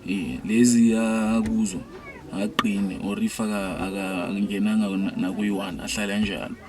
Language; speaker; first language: Zulu; native; Zulu